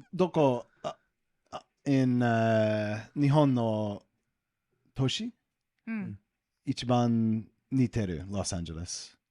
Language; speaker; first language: Japanese; non-native, learner; English